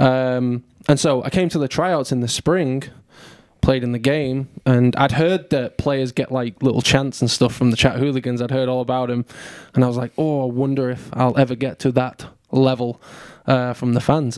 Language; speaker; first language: English; native; English